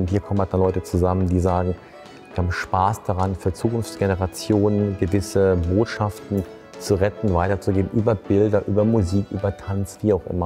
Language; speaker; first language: German; native; German